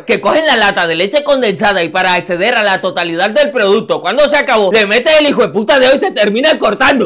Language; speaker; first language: Spanish; native; Spanish